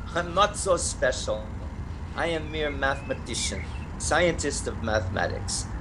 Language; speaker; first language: English; non-native, fluent; Russian